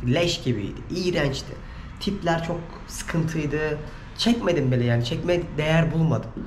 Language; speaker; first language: Turkish; native; Turkish